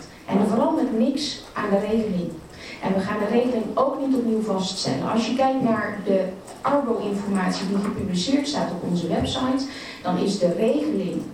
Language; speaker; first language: Dutch; native; Dutch